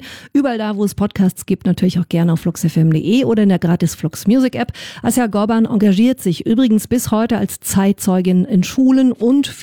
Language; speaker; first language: German; native; German